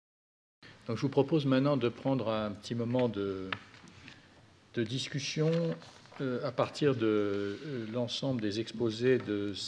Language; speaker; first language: French; native; French